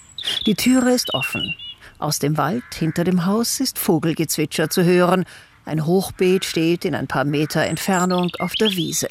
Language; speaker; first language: German; native; German